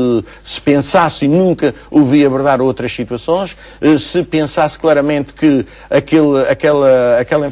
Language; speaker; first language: Portuguese; native; Portuguese